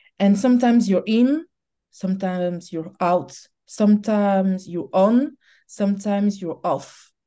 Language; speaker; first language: English; non-native, learner; French